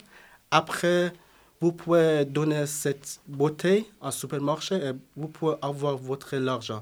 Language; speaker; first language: French; non-native, learner; Persian